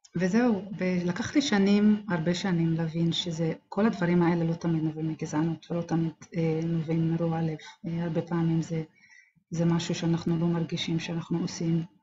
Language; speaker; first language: Hebrew; non-native, local second language; Arabic